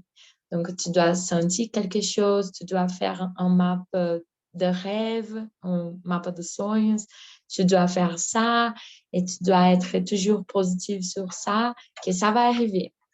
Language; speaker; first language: French; non-native, learner; Portuguese